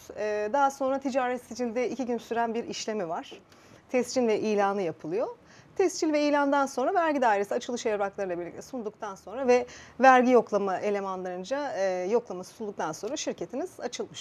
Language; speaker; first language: Turkish; native; Turkish